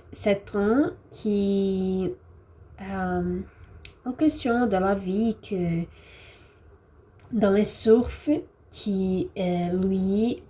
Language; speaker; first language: French; non-native, learner; Portuguese